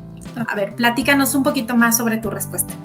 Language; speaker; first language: Spanish; native; Spanish